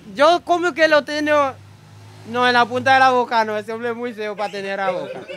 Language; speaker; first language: Spanish; non-native, learner; Haitian Creole